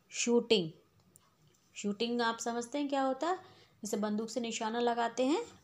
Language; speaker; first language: Hindi; native; Hindi